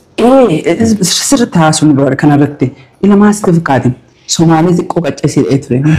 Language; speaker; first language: Oromo; early bilingual, heritage; Oromo